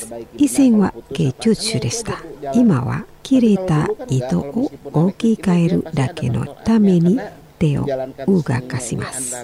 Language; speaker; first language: Japanese; non-native, learner; Indonesian